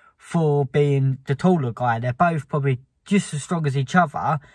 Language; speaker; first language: English; native; English